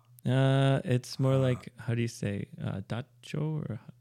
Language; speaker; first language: English; native; English